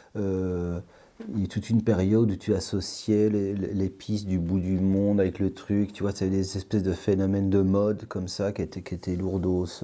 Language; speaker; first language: French; native; French